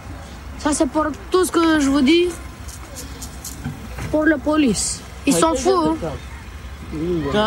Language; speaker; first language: French; non-native, learner; Romanian